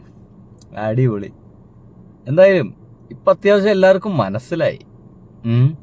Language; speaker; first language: Malayalam; native; Malayalam